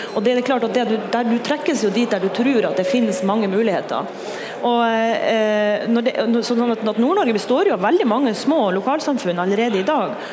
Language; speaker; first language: Norwegian; native; Norwegian